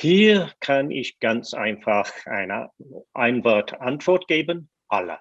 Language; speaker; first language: German; non-native, fluent; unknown